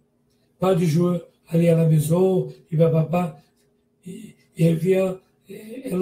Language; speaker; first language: French; non-native, learner; Portuguese